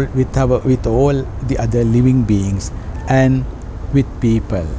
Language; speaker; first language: English; non-native, local second language; Sinhala